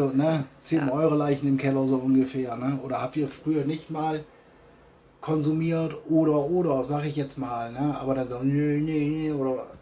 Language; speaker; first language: German; native; German